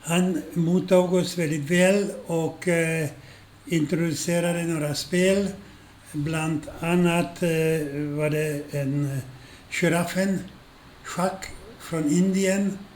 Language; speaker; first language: Swedish; non-native, fluent; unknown